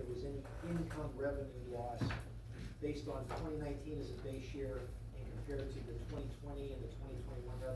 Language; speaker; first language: English; native; English